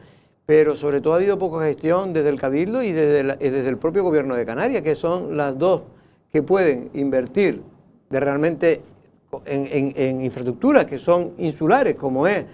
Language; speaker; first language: Spanish; native; Spanish